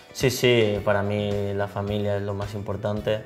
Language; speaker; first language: Italian; non-native, learner; Spanish